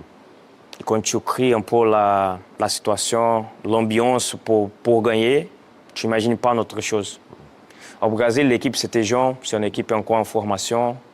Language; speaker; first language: French; non-native, fluent; Portuguese